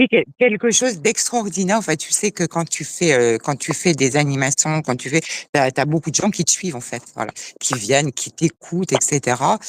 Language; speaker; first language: French; native; French